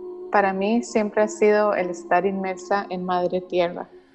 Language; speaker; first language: Spanish; native; Spanish